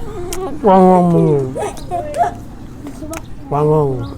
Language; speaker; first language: Vietnamese; non-native, local second language; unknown